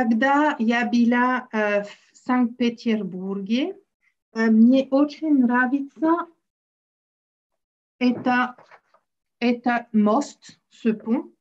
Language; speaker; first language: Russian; non-native, learner; French